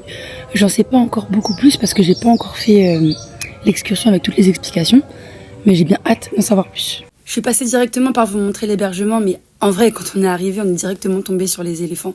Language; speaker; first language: French; native; French